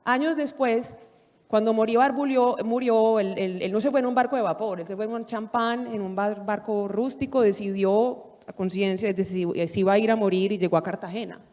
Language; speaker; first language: Spanish; native; Spanish